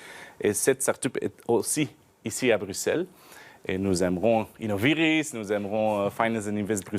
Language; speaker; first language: French; non-native, learner; Dutch